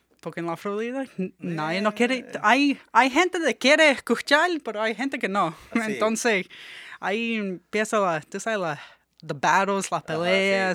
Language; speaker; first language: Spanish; early bilingual, heritage; English